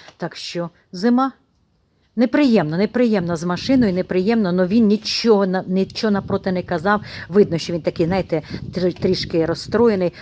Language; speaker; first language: Ukrainian; non-native, local second language; Russian